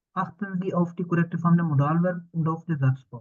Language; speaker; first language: German; non-native, learner; Urdu